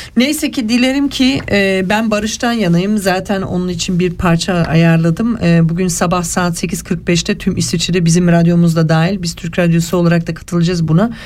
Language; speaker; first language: Turkish; early bilingual, heritage; Turkish